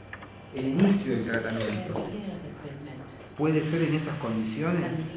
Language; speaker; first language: Spanish; native; Spanish